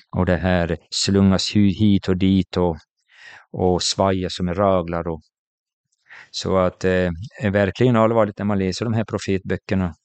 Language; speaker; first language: Swedish; native; Swedish